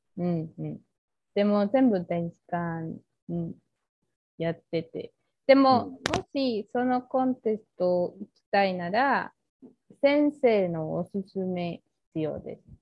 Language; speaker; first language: Japanese; non-native, learner; Spanish